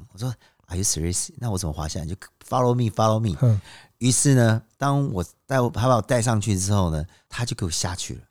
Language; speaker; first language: Chinese; non-native, fluent; Korean